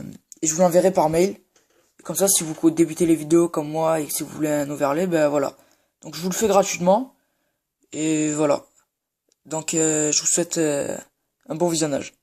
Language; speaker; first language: French; native; French